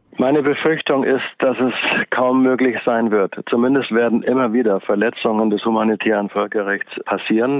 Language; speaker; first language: German; native; German